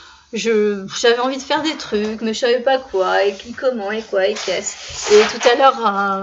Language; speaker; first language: French; native; French